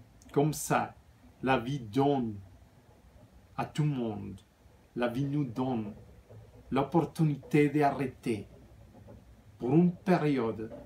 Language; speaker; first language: French; non-native, fluent; Spanish